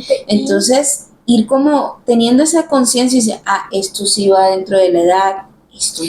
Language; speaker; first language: Spanish; native; Spanish